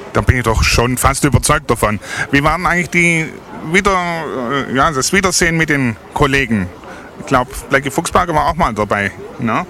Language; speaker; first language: German; native; German